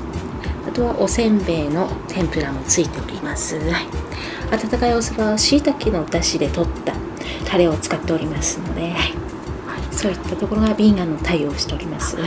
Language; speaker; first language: Japanese; native; Japanese